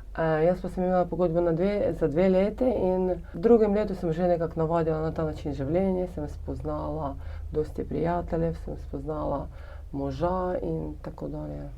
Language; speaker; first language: Slovenian; non-native, fluent; Ukrainian